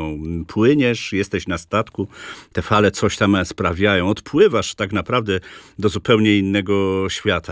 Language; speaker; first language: Polish; native; Polish